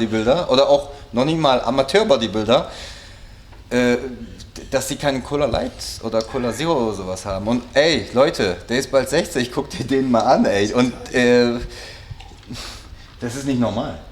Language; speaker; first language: German; native; German